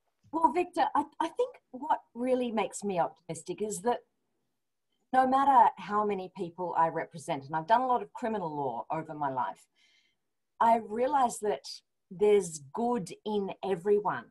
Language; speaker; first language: English; native; English